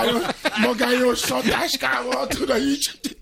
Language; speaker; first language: Hungarian; non-native, learner; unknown